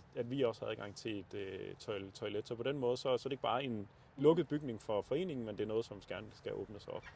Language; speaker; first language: Danish; native; Danish